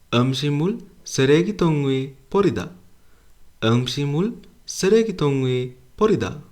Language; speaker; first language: Korean; non-native, fluent; Sinhala